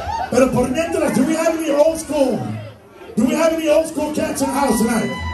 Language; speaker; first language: English; early bilingual, other home language; Spanish